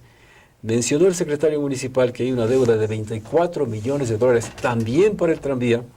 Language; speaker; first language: Spanish; native; Spanish